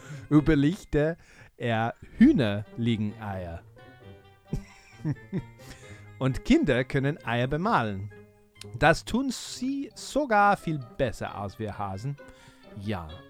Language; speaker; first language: German; non-native, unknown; English